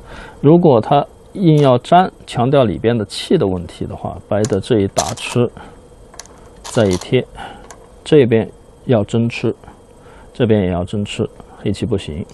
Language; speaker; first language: Chinese; native; Chinese